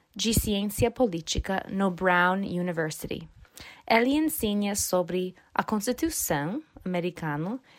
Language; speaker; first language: Portuguese; non-native, fluent; English